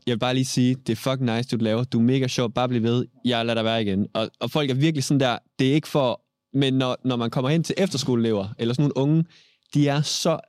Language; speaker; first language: Danish; native; Danish